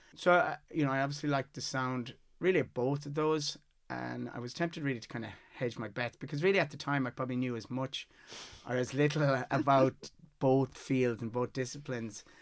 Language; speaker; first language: English; native; English